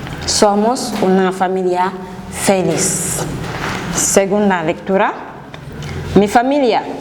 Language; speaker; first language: Spanish; non-native, fluent; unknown